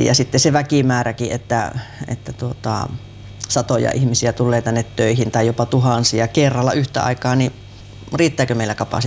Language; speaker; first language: Finnish; native; Finnish